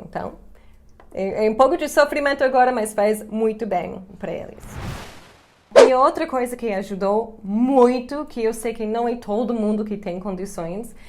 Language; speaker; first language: Portuguese; non-native, fluent; English